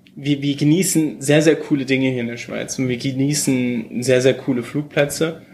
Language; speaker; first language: German; early bilingual, heritage; German